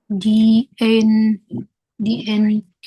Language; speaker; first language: German; non-native, learner; Indonesian